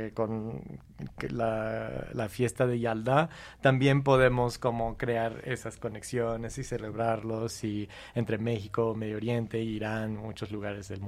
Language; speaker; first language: Spanish; non-native, fluent; English